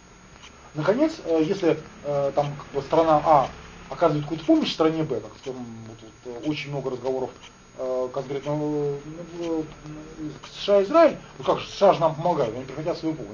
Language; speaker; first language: Russian; native; Russian